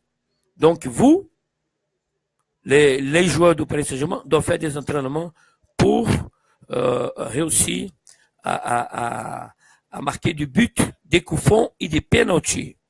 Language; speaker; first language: French; non-native, fluent; Portuguese